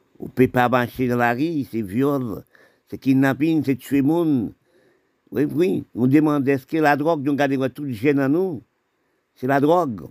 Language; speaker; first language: French; non-native, local second language; Haitian Creole